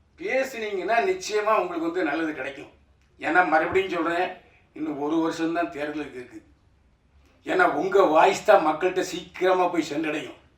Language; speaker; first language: Tamil; native; Tamil